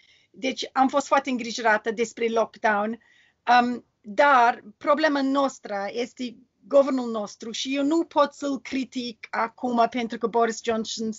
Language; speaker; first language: Romanian; non-native, learner; English